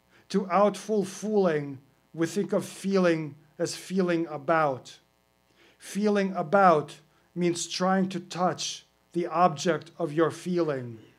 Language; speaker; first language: English; early bilingual, other home language; Russian